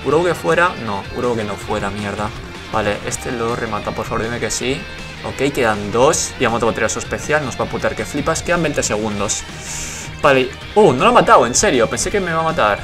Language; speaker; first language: Spanish; native; Spanish